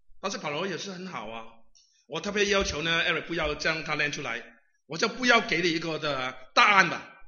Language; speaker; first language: Chinese; non-native, local second language; Cantonese